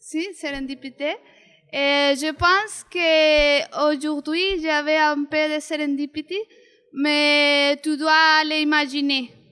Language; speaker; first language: French; non-native, learner; Spanish